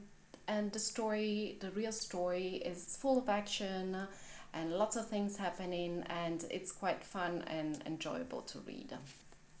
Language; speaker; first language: English; non-native, fluent; Italian